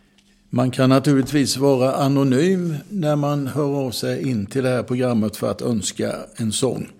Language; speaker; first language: Swedish; native; Swedish